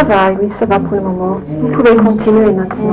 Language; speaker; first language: French; non-native, fluent; English